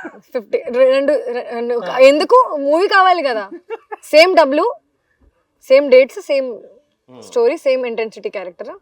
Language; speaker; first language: Telugu; non-native, fluent; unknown